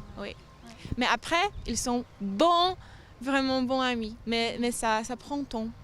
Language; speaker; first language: French; non-native, learner; Polish